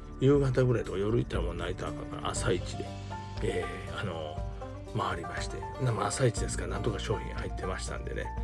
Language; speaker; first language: Japanese; native; Japanese